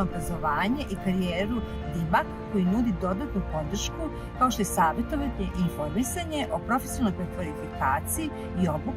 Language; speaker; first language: Serbian; native; Serbian